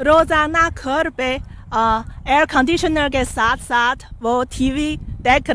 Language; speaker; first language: Hindi; non-native, fluent; Chinese